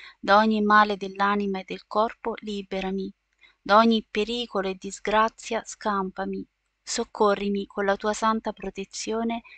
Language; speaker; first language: Italian; native; Italian